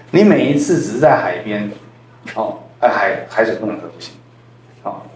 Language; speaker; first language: Chinese; non-native, local second language; Min Nan Chinese